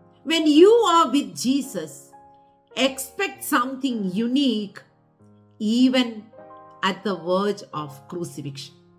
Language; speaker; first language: English; non-native, local second language; Malayalam